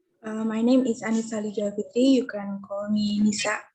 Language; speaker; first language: English; non-native, learner; Indonesian